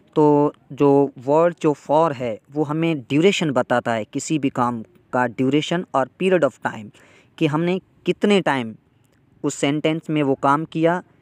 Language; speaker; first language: Urdu; non-native, local second language; Sindhi